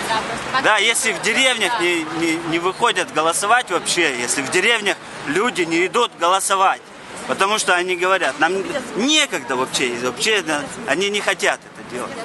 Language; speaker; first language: Russian; non-native, local second language; Chechen